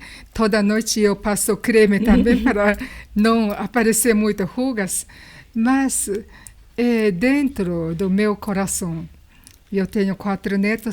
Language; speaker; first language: Portuguese; non-native, learner; Japanese